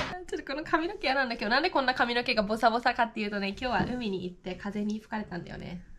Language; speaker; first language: Japanese; native; Japanese